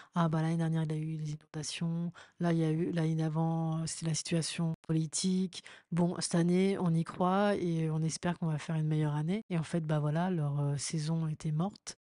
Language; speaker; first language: French; native; French